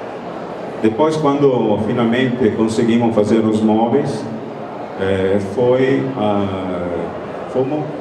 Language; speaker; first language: Portuguese; non-native, fluent; Italian